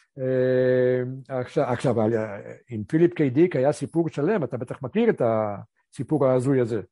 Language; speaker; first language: Hebrew; early bilingual, other home language; Polish